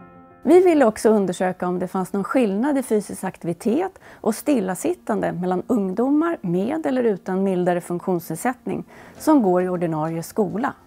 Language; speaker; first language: Swedish; native; Swedish